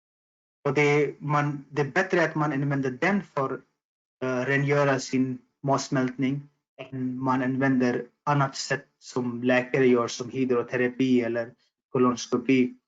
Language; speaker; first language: Swedish; non-native, fluent; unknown